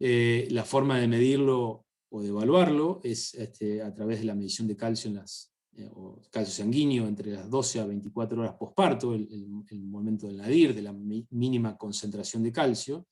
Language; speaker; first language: Spanish; native; Spanish